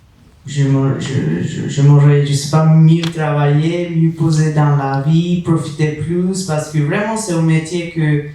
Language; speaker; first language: French; non-native, fluent; Spanish